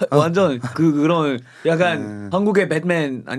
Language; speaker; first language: Korean; non-native, fluent; English